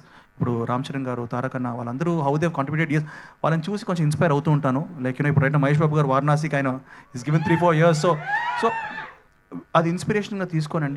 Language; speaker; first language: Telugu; native; Telugu